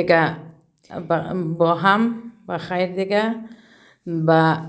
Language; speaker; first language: Persian; native; Persian